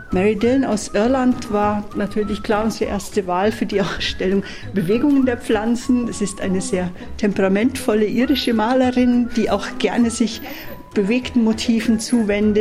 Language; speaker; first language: German; native; German